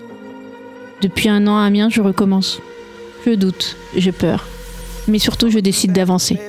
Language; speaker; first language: French; non-native, fluent; Polish